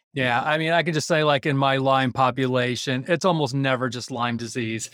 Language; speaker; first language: English; native; English